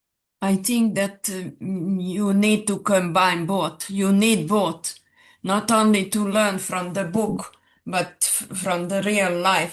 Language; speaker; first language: English; non-native, fluent; Serbian